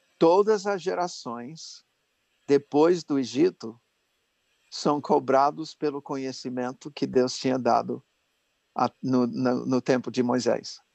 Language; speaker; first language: Portuguese; non-native, fluent; English